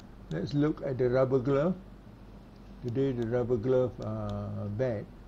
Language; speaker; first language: English; non-native, local second language; Malay